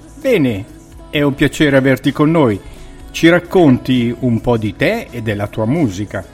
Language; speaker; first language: Italian; native; Italian